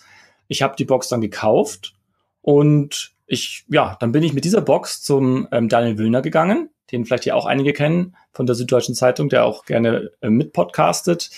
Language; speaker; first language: German; native; German